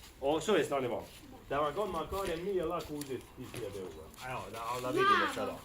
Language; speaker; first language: Bosnian; native; Bosnian